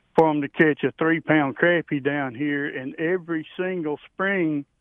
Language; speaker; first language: English; native; English